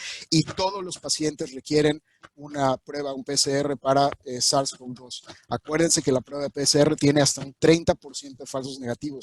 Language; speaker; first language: Spanish; native; Spanish